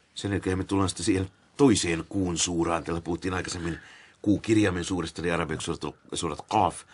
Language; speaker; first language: Finnish; native; Finnish